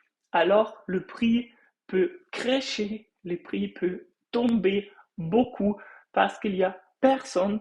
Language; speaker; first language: French; non-native, fluent; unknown